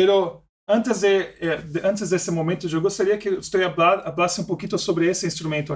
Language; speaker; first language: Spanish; non-native, learner; Portuguese